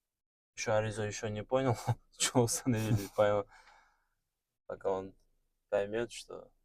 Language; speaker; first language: Russian; non-native, learner; Kyrgyz